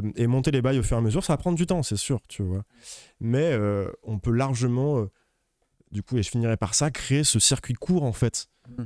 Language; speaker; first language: French; native; French